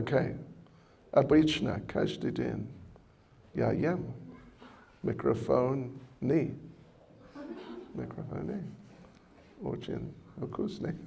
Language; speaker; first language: Russian; non-native, learner; English